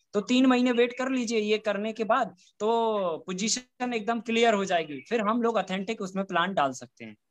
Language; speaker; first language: Hindi; native; Hindi